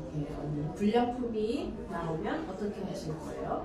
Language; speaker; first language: Korean; non-native, fluent; Nepali